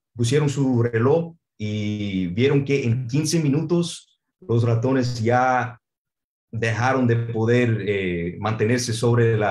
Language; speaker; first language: Spanish; early bilingual, heritage; Spanish